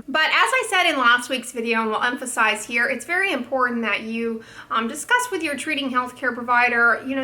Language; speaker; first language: English; native; English